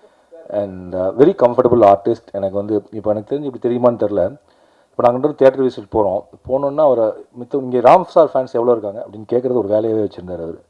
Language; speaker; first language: Tamil; native; Tamil